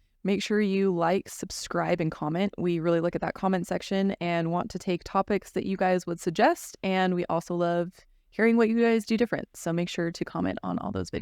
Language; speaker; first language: English; native; English